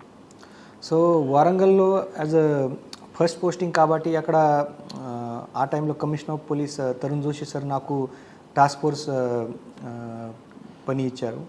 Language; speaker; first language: Telugu; non-native, fluent; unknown